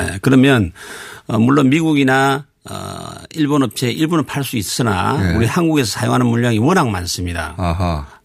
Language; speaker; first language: Korean; native; Korean